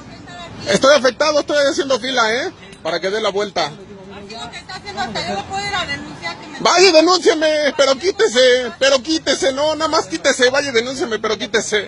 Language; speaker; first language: Spanish; native; Spanish